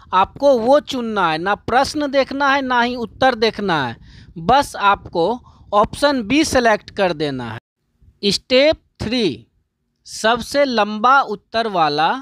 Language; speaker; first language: Hindi; native; Hindi